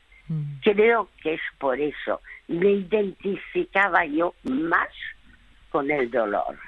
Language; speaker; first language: Spanish; early bilingual, other home language; French